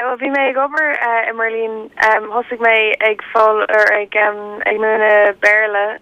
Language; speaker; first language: Irish; non-native, learner; German